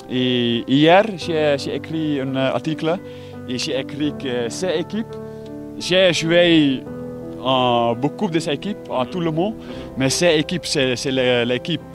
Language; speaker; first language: French; non-native, learner; Dutch